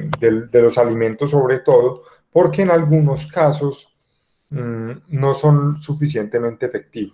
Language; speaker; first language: Spanish; native; Spanish